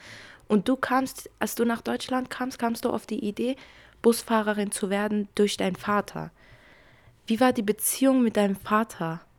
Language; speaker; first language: German; early bilingual, other home language; Kurdish